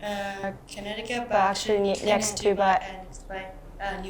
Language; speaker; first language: English; non-native, fluent; Japanese